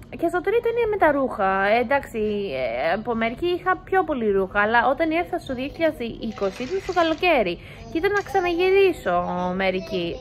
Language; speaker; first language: Greek; early bilingual, heritage; Greek